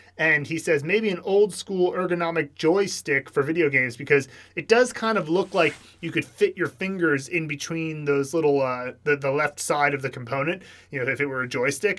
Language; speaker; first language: English; native; English